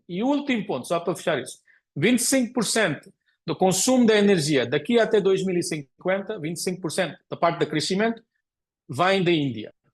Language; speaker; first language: Portuguese; non-native, fluent; Konkani